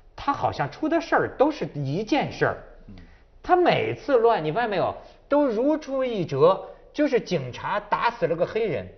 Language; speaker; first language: Chinese; native; Chinese